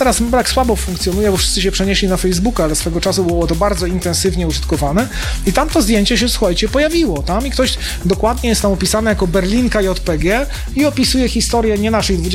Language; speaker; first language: Polish; native; Polish